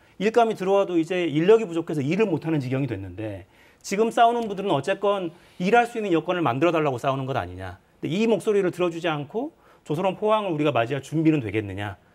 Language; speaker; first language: Korean; native; Korean